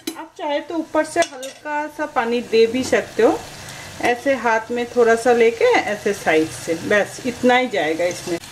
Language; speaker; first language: Hindi; non-native, local second language; Bangla